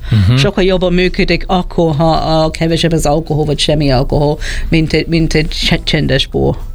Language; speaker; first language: Hungarian; non-native, learner; English